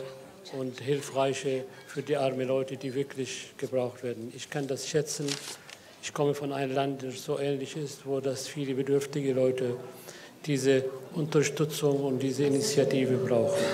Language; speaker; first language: German; non-native, fluent; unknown